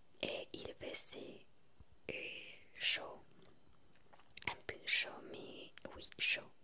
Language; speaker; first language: French; non-native, learner; Spanish